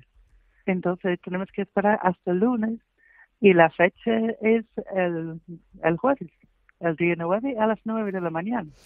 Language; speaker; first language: Spanish; non-native, fluent; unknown